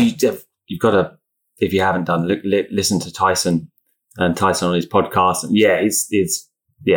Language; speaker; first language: English; native; English